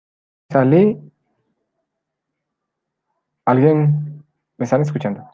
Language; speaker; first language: Spanish; native; Spanish